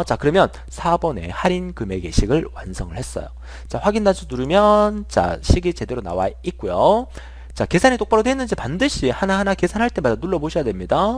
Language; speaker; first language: Korean; native; Korean